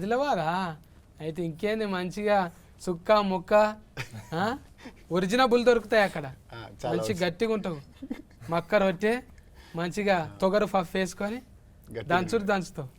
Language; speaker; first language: Telugu; native; Telugu